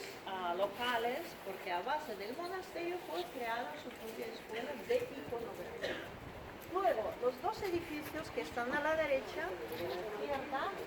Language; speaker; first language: Spanish; non-native, fluent; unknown